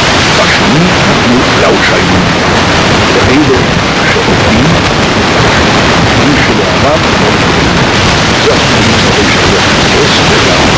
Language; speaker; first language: Hebrew; non-native, fluent; Polish